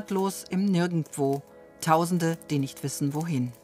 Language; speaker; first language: German; native; German